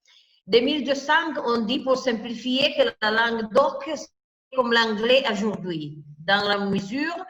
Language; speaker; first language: French; non-native, fluent; Italian